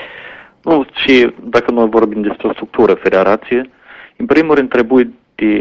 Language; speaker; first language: Romanian; non-native, fluent; German